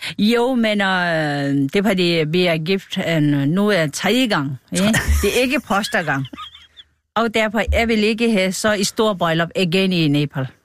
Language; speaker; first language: Danish; non-native, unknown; Nepali